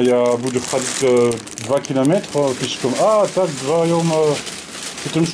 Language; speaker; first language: Russian; early bilingual, heritage; French